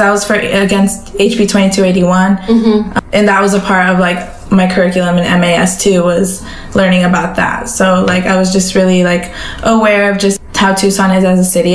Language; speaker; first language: English; native; English